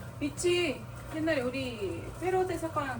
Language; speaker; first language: Korean; non-native, fluent; Spanish